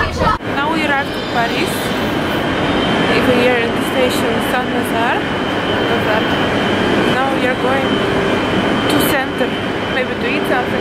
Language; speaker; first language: English; non-native, learner; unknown